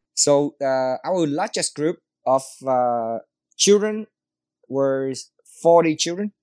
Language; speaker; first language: English; non-native, learner; Vietnamese